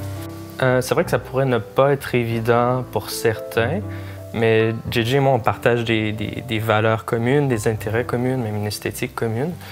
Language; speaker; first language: French; native; French